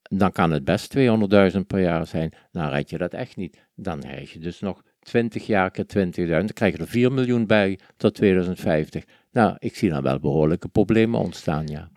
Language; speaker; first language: Dutch; native; Dutch